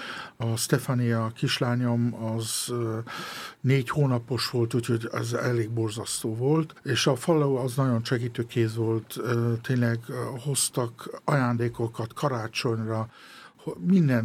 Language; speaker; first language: Hungarian; early bilingual, heritage; Hungarian